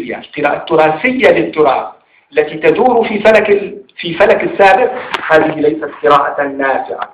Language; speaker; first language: Arabic; native; Arabic